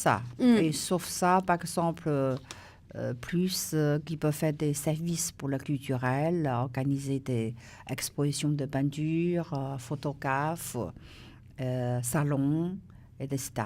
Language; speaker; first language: French; non-native, learner; Chinese